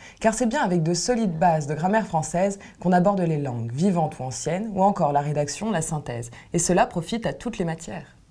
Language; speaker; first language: French; native; French